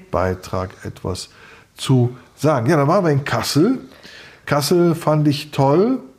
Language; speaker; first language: German; native; German